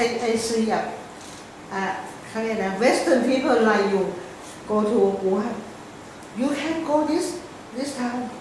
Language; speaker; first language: English; non-native, learner; Thai